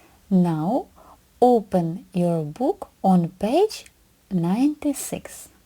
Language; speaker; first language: English; non-native, fluent; Ukrainian